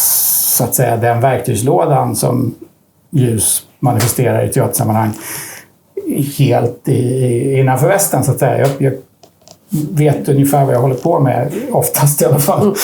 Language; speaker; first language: Swedish; native; Swedish